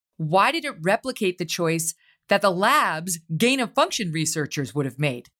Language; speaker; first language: English; native; English